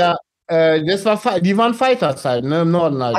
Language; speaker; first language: German; native; German